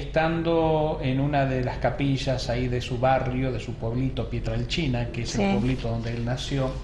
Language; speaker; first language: Spanish; native; Spanish